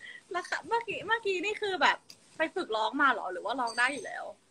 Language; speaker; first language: Thai; early bilingual, heritage; Thai